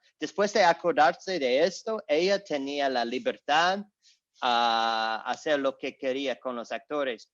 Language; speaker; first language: Spanish; non-native, learner; English